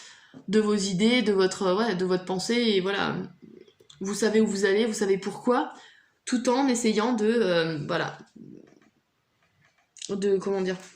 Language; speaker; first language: French; native; French